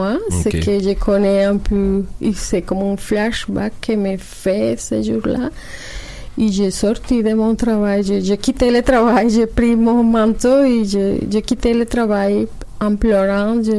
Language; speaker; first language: French; non-native, learner; Spanish